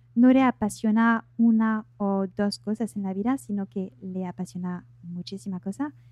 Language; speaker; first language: Spanish; non-native, fluent; French